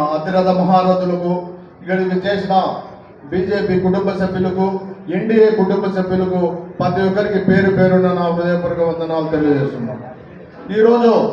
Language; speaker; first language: Telugu; native; Telugu